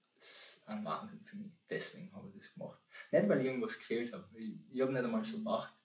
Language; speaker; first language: German; native; German